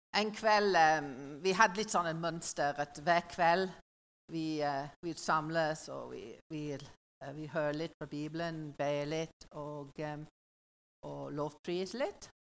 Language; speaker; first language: Norwegian; non-native, learner; English